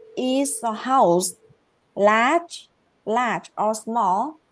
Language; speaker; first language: English; non-native, learner; Vietnamese